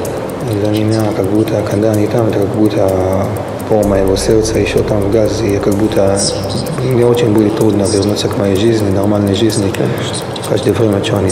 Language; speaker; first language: Russian; early bilingual, heritage; Russian